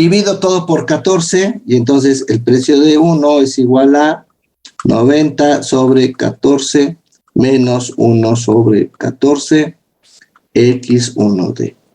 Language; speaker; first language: Spanish; native; Spanish